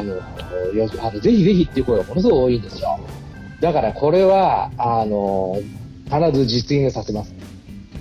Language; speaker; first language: Japanese; native; Japanese